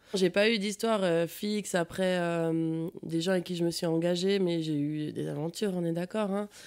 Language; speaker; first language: French; native; French